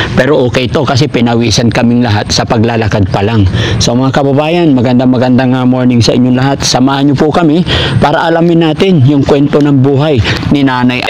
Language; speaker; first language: Filipino; native; Filipino